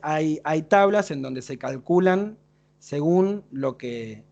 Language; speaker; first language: Spanish; native; Spanish